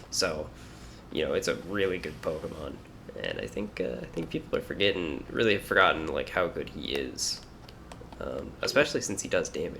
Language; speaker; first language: English; native; English